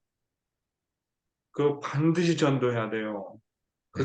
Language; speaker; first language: Korean; native; Korean